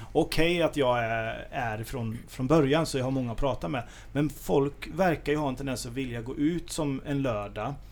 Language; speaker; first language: Swedish; native; Swedish